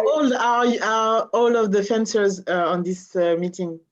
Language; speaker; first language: English; non-native, learner; French